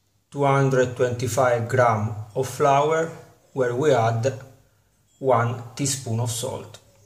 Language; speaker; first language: English; non-native, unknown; Italian